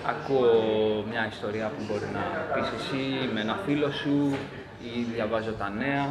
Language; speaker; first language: Greek; early bilingual, other home language; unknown